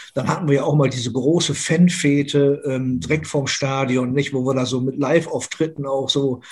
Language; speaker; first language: German; native; German